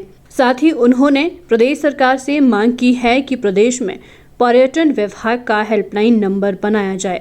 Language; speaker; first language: Hindi; native; Hindi